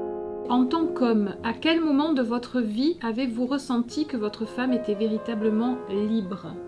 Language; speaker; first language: French; native; French